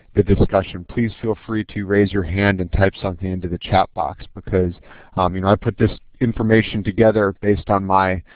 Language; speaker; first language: English; native; English